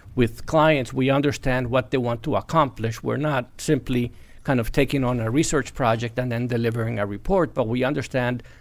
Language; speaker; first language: English; non-native, fluent; Spanish